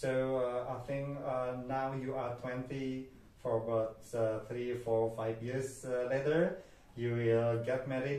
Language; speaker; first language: English; non-native, fluent; Indonesian